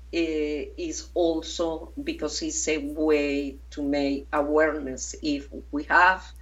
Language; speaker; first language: English; non-native, fluent; Spanish